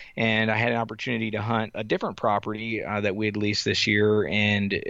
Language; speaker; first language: English; native; English